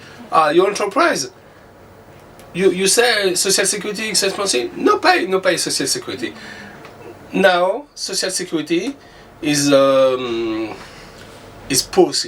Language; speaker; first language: English; non-native, learner; French